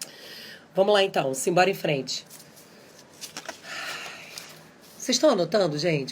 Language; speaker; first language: Portuguese; native; Portuguese